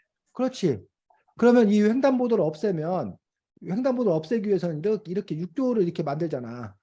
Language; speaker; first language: Korean; native; Korean